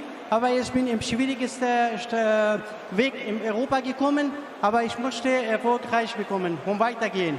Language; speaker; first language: German; non-native, learner; Persian